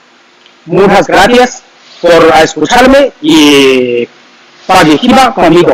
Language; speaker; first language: Spanish; non-native, learner; Chinese